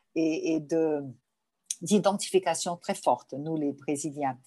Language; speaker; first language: French; non-native, fluent; Portuguese